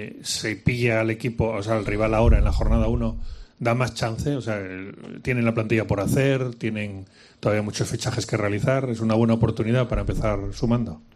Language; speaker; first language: Spanish; native; Spanish